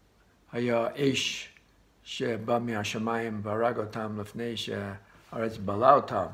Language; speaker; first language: Hebrew; non-native, fluent; English